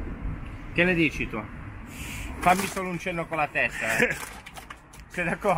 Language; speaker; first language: Italian; native; Italian